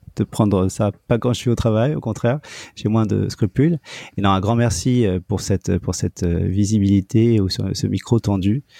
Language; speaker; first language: French; native; French